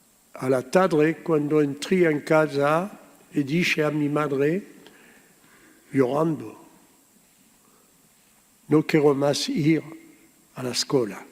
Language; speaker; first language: Spanish; early bilingual, heritage; French